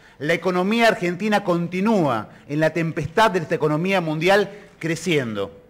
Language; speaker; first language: Spanish; native; Spanish